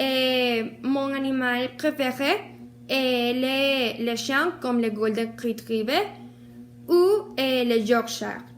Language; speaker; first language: French; non-native, learner; Spanish